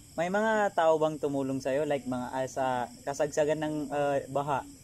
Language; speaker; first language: Filipino; non-native, local second language; Maguindanaon